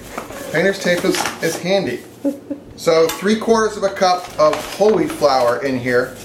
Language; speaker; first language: English; native; English